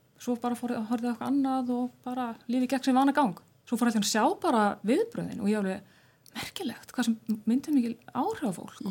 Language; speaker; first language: Icelandic; non-native, fluent; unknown